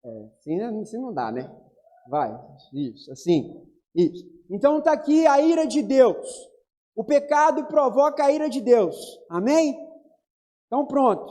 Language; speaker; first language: Portuguese; native; Portuguese